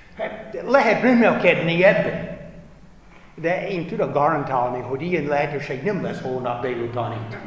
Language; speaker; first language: Hungarian; non-native, fluent; English